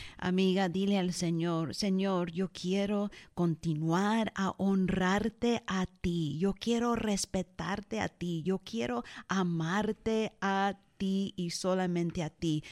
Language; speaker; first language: Spanish; early bilingual, heritage; Spanish